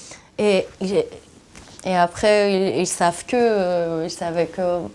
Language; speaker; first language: French; non-native, learner; Persian